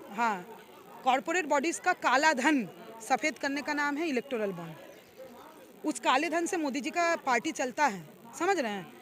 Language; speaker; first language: Hindi; non-native, local second language; Bangla